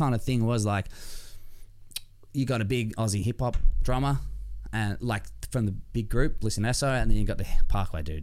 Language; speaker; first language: English; native; English